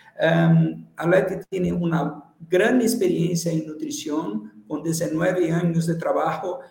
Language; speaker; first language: Spanish; non-native, learner; Portuguese